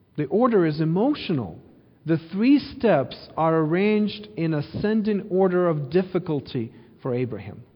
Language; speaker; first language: English; early bilingual, other home language; Ukrainian